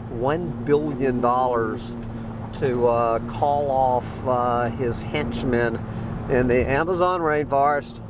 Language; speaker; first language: English; native; English